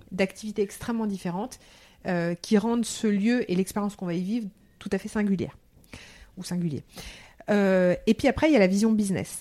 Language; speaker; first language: French; early bilingual, heritage; French